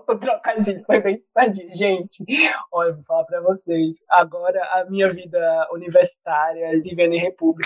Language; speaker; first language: Portuguese; native; Portuguese